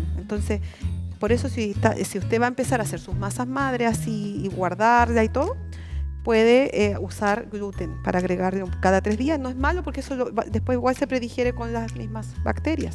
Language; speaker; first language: Spanish; native; Spanish